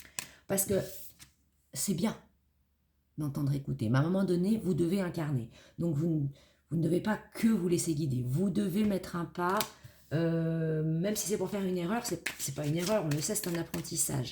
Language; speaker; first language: French; native; French